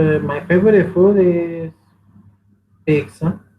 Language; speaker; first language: English; non-native, learner; Spanish